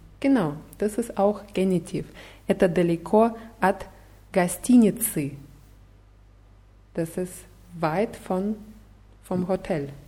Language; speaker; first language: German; non-native, fluent; Russian